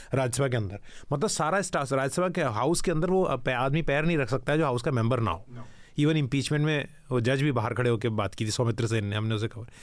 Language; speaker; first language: Hindi; native; Hindi